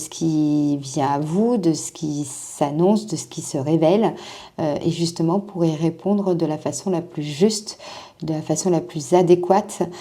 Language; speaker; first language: French; native; French